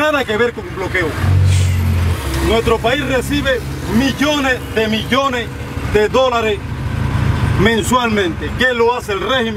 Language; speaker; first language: Spanish; native; Spanish